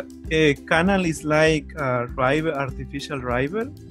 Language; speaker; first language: English; non-native, learner; Spanish